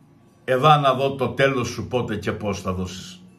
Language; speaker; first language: Greek; native; Greek